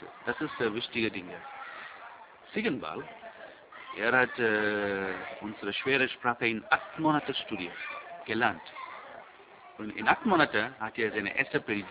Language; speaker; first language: German; non-native, fluent; Tamil